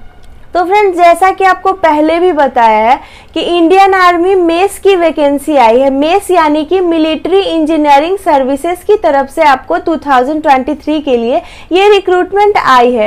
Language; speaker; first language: Hindi; native; Hindi